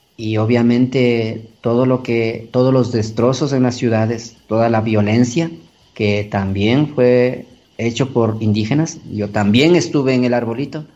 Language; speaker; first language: Spanish; native; Spanish